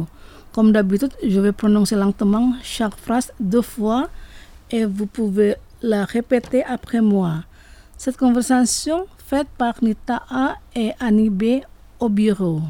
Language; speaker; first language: French; non-native, fluent; Indonesian